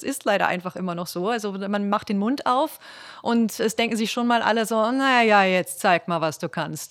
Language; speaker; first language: German; native; German